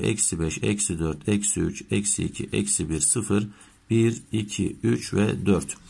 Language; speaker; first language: Turkish; native; Turkish